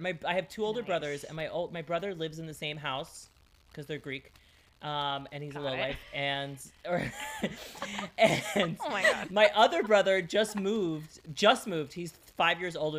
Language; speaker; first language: English; early bilingual, other home language; Greek